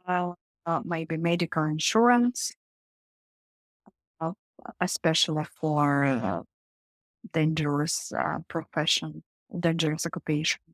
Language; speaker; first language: English; non-native, learner; Russian